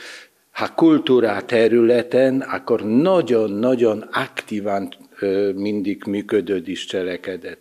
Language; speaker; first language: Hungarian; non-native, learner; Polish